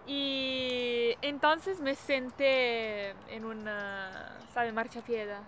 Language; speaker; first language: Spanish; non-native, learner; Italian